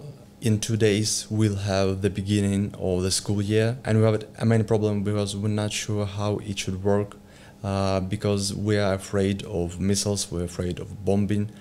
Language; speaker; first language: English; non-native, learner; Ukrainian